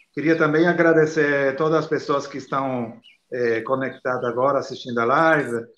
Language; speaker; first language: Portuguese; non-native, fluent; Italian